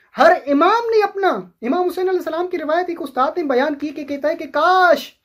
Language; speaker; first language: Urdu; non-native, local second language; Sindhi